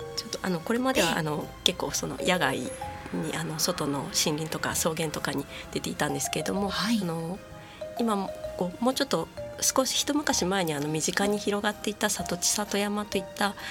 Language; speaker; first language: Japanese; native; Japanese